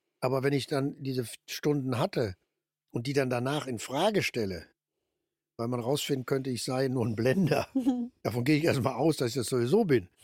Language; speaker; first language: German; native; German